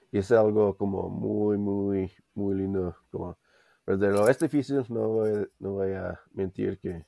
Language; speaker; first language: Spanish; non-native, fluent; English